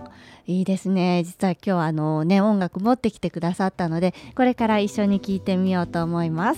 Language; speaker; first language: Japanese; native; Japanese